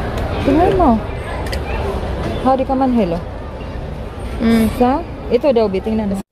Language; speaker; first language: Arabic; non-native, learner; Filipino